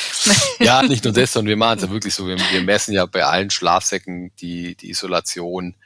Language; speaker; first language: German; native; German